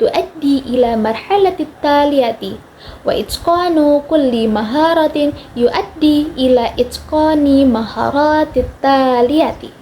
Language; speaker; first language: Arabic; non-native, learner; Indonesian